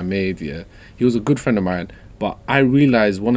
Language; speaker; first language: English; native; English